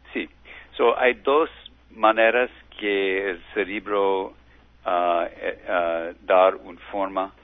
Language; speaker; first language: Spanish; non-native, learner; English